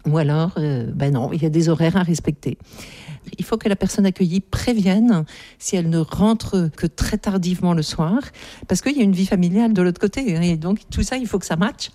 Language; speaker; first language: French; native; French